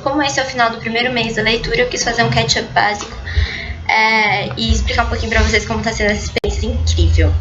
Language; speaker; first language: Portuguese; native; Portuguese